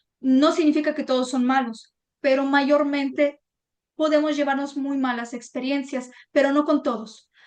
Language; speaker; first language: Spanish; non-native, fluent; Ukrainian